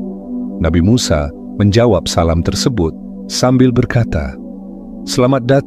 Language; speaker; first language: Indonesian; native; Indonesian